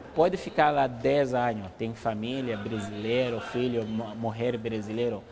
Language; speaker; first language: Portuguese; non-native, fluent; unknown